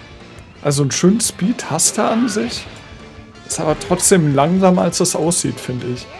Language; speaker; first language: German; native; German